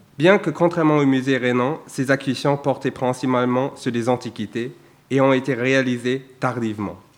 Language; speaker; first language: French; non-native, fluent; German